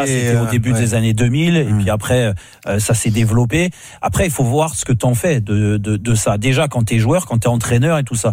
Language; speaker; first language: French; native; French